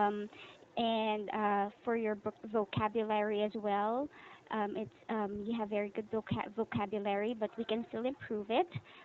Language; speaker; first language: English; non-native, local second language; Filipino